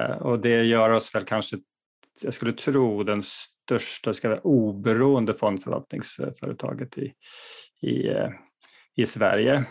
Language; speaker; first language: Swedish; native; Swedish